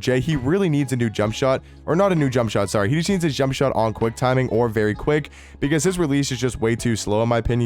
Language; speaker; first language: English; native; English